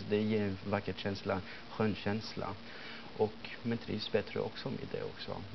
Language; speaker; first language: Swedish; non-native, fluent; French